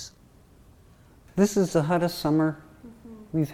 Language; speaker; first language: English; native; English